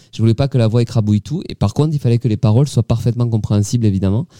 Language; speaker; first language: French; native; French